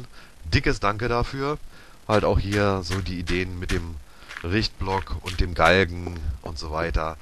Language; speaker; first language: German; native; German